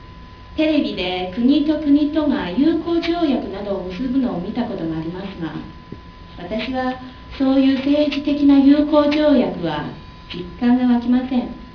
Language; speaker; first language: Japanese; non-native, fluent; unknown